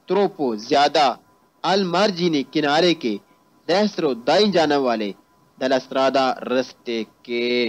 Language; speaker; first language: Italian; non-native, fluent; Urdu